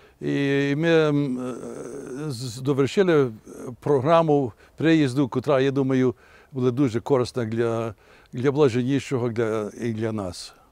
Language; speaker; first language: Ukrainian; early bilingual, heritage; Ukrainian